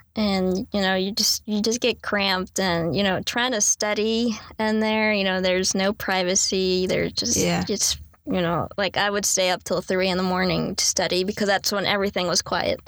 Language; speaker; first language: English; native; English